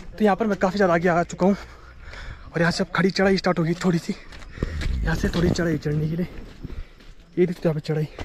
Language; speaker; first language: Hindi; native; Hindi